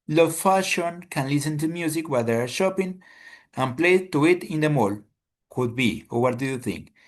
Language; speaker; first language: English; non-native, fluent; Spanish